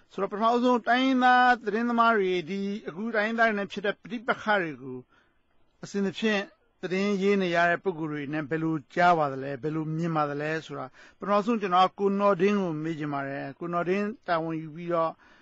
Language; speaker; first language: Burmese; native; Burmese